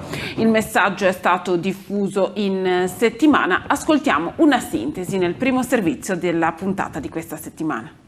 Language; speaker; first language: Italian; native; Italian